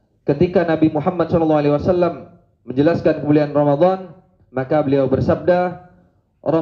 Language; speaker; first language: Indonesian; native; Indonesian